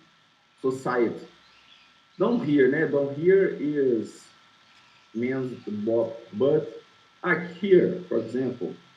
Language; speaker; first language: English; non-native, learner; Portuguese